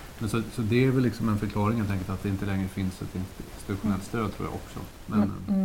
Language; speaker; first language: Swedish; native; Swedish